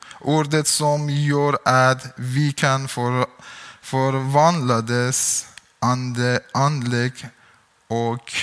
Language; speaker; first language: Swedish; non-native, learner; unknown